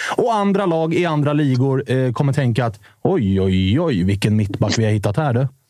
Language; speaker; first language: Swedish; native; Swedish